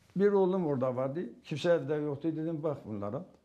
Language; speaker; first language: Turkish; non-native, local second language; Kurdish